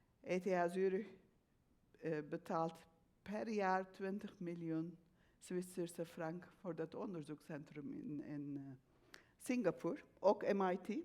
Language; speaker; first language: Dutch; non-native, fluent; Turkish